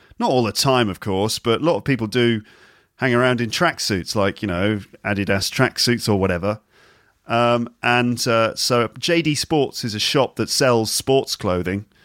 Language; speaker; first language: English; native; English